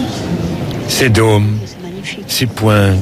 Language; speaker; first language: French; native; French